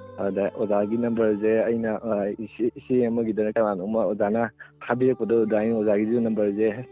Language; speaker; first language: Manipuri; native; Manipuri